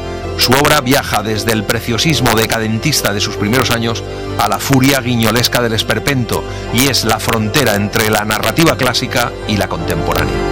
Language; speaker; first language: Spanish; native; Spanish